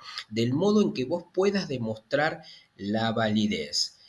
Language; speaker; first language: Spanish; native; Spanish